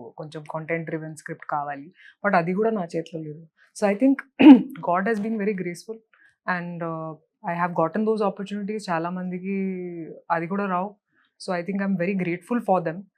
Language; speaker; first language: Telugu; non-native, local second language; Hindi